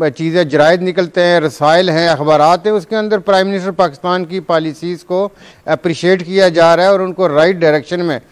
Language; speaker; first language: Urdu; non-native, local second language; Punjabi